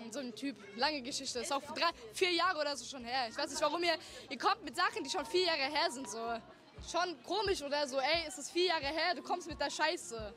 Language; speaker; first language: German; native; German